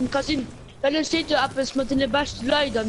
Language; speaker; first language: German; non-native, local second language; Luxembourgish